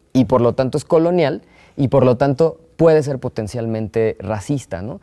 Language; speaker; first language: Spanish; native; Spanish